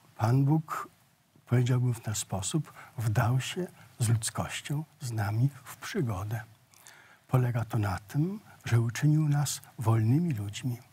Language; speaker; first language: Polish; native; Polish